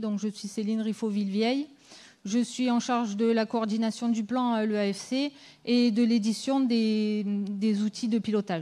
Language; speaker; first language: French; native; French